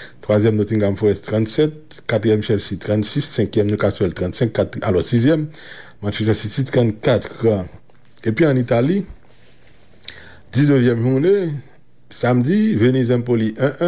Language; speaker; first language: French; non-native, local second language; Haitian Creole